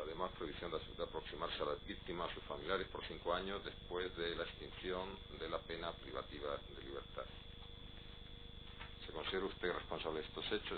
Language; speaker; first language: Spanish; native; Spanish